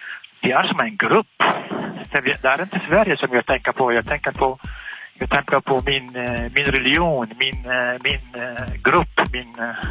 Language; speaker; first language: Swedish; non-native, learner; Arabic